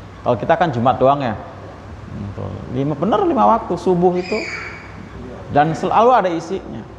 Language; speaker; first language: Indonesian; native; Indonesian